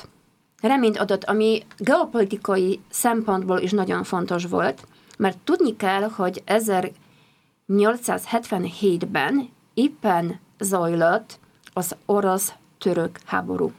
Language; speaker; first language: Hungarian; non-native, fluent; Polish